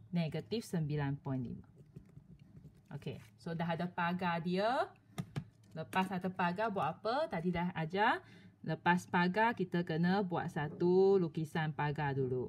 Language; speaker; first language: Malay; non-native, local second language; Chinese